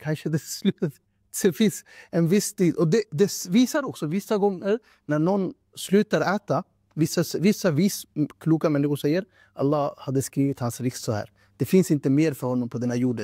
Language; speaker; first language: Swedish; non-native, fluent; Urdu